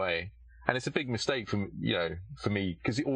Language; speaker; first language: English; native; English